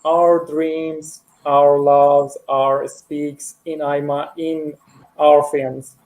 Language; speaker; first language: English; non-native, learner; Persian